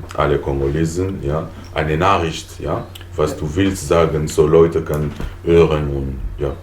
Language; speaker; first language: German; non-native, learner; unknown